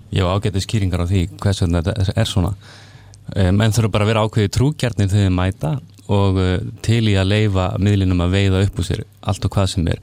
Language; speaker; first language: Icelandic; native; Icelandic